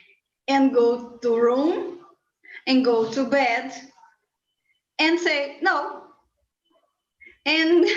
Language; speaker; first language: English; non-native, learner; Portuguese